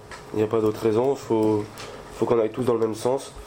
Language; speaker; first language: French; native; French